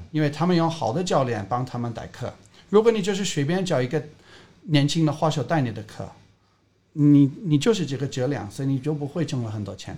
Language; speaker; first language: Chinese; non-native, fluent; English